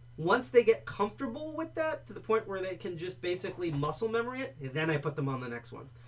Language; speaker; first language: English; native; English